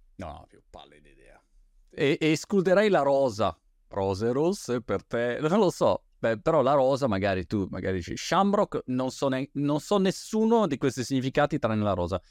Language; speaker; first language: Italian; native; Italian